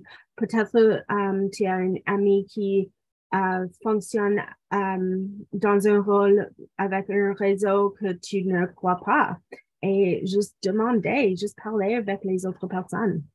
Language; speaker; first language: French; non-native, local second language; English